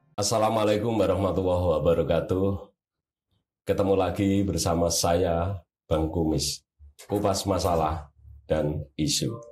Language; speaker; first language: Indonesian; native; Indonesian